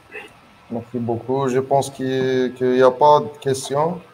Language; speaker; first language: French; non-native, local second language; Arabic